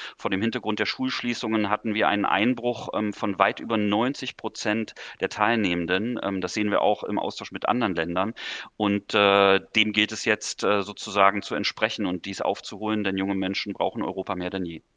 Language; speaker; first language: German; native; German